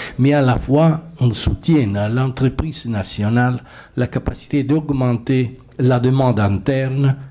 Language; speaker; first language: French; non-native, fluent; Italian